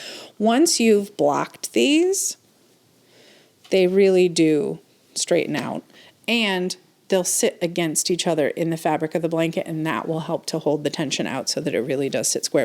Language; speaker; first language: English; native; English